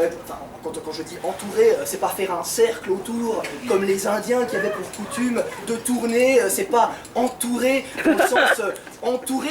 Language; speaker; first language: French; native; French